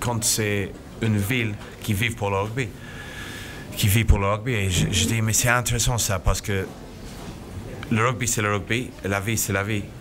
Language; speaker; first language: French; non-native, fluent; English